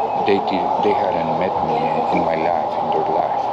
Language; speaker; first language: English; non-native, fluent; Spanish